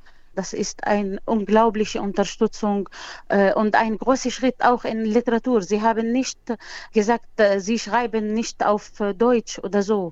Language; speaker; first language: German; non-native, learner; Arabic